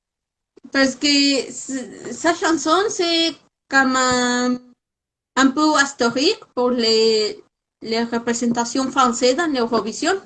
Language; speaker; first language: French; non-native, fluent; Spanish